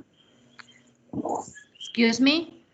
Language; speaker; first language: English; non-native, learner; Spanish